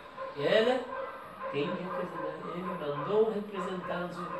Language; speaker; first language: Portuguese; non-native, learner; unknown